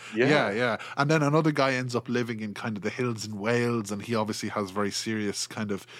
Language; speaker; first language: English; native; English